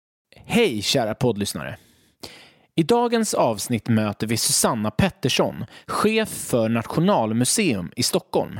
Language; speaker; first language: Swedish; native; Swedish